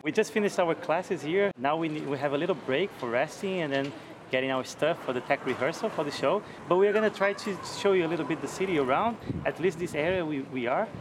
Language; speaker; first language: English; non-native, fluent; Portuguese